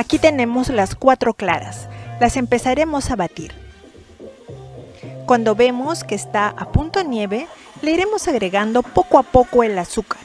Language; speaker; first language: Spanish; native; Spanish